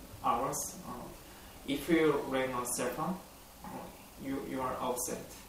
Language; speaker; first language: English; non-native, learner; Korean